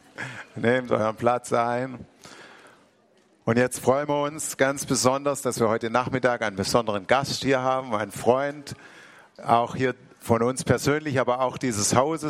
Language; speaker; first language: German; native; German